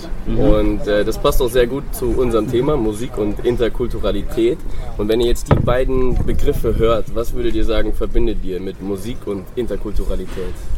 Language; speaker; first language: German; native; German